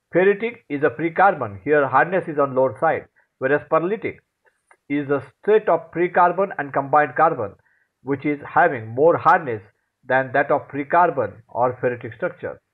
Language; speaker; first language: English; non-native, local second language; Marathi